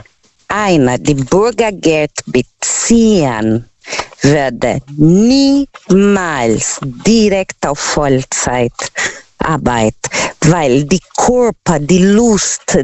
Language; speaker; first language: German; non-native, fluent; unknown